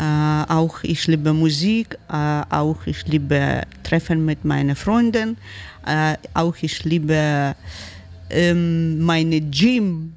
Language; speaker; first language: German; non-native, learner; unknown